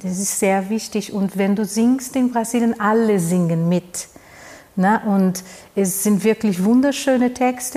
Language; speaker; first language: German; non-native, fluent; Portuguese